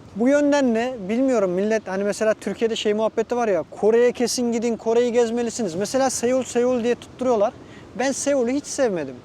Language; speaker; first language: Turkish; native; Turkish